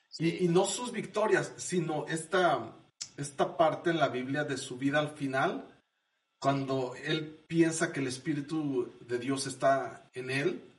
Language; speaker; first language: Spanish; native; Spanish